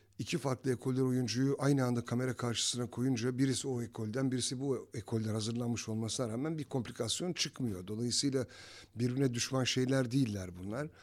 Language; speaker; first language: Turkish; native; Turkish